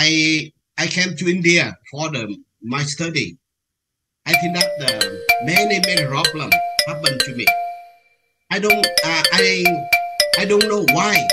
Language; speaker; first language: English; non-native, learner; Vietnamese